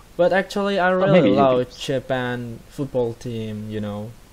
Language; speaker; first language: English; non-native, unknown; Indonesian